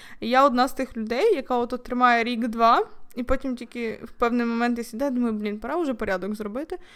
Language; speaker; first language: Ukrainian; native; Ukrainian